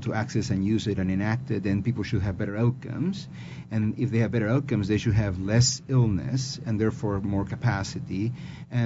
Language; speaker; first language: English; non-native, fluent; Spanish